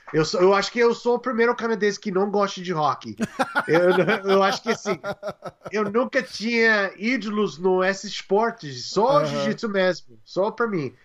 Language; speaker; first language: Portuguese; non-native, learner; English